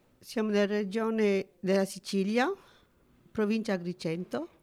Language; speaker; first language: Italian; early bilingual, heritage; Italian